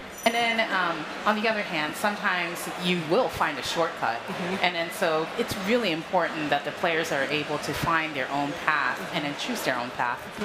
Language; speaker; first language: English; non-native, fluent; Japanese